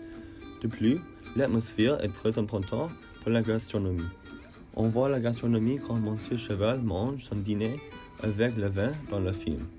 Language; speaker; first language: French; non-native, learner; English